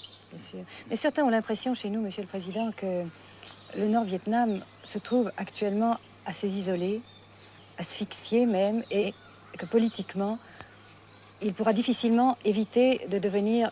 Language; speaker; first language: French; native; French